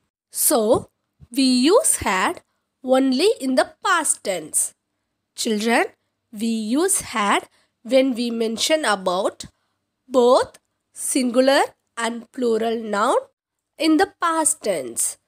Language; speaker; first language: English; non-native, local second language; Tamil